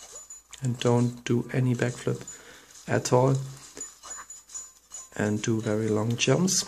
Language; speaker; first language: English; non-native, fluent; German